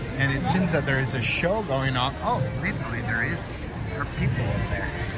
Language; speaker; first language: English; non-native, fluent; Portuguese